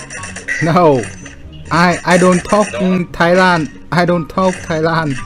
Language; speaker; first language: English; non-native, learner; Vietnamese